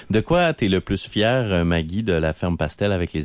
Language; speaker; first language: French; native; French